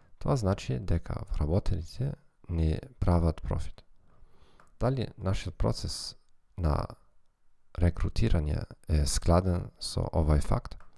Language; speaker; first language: Macedonian; non-native, fluent; German